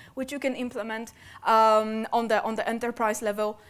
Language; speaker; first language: English; non-native, fluent; Polish